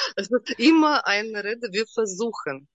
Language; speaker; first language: German; non-native, learner; Russian